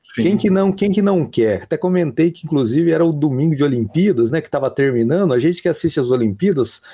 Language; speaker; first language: Portuguese; native; Portuguese